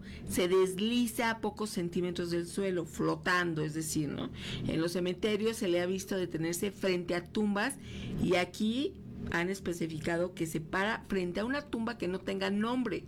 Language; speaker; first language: Spanish; native; Spanish